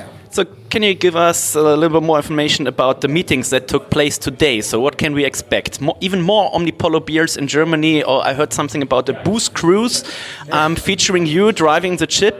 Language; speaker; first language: English; non-native, fluent; German